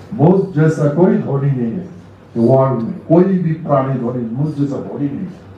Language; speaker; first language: Hindi; non-native, local second language; Rangpuri